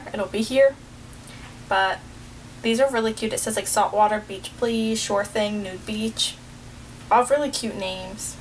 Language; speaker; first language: English; native; English